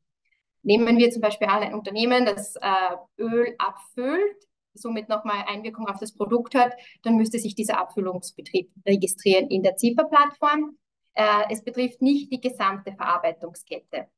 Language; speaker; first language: German; native; German